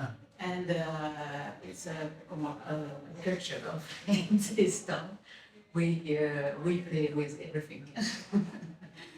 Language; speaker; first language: English; non-native, learner; French